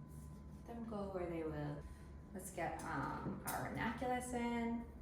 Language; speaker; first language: English; native; English